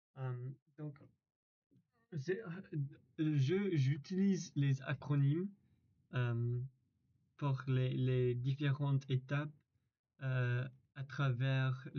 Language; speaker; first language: French; non-native, learner; English